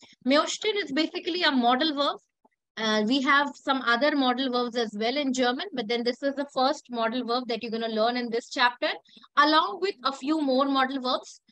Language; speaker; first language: English; non-native, local second language; Hindi